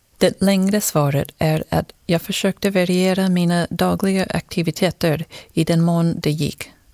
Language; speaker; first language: Swedish; non-native, fluent; English